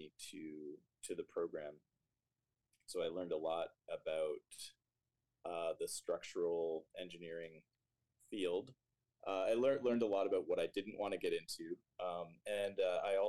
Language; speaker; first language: English; native; English